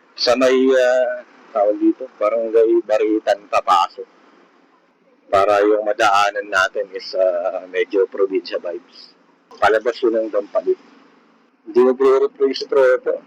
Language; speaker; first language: Filipino; native; Filipino